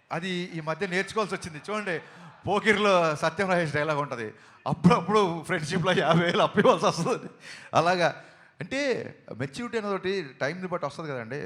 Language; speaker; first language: Telugu; native; Telugu